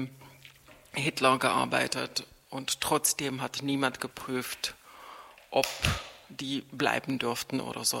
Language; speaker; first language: German; non-native, fluent; Czech